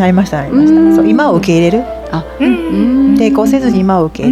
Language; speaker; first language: Japanese; native; Japanese